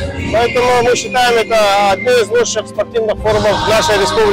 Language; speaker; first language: Russian; native; Russian